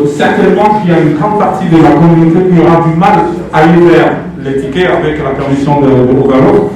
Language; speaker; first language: French; non-native, local second language; Lingala